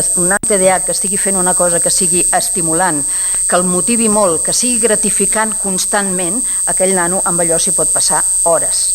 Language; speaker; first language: Catalan; native; Catalan